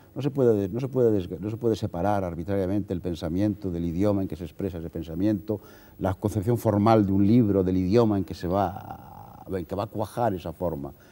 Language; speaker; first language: Spanish; native; Spanish